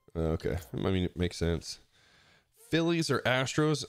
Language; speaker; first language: English; native; English